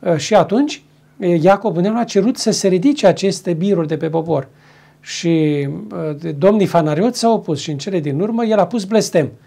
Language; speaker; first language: Romanian; native; Romanian